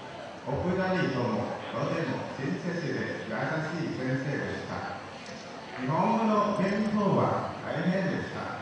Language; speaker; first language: Japanese; non-native, learner; Lao